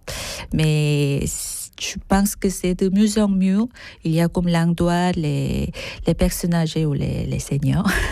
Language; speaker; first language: French; non-native, fluent; Korean